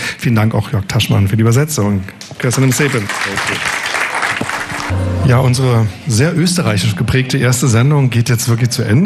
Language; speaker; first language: German; native; German